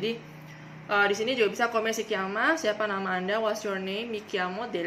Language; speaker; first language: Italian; non-native, learner; Indonesian